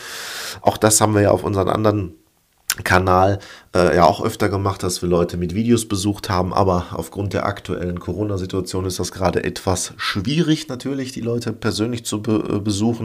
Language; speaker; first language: German; native; German